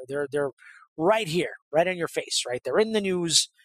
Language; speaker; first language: English; native; English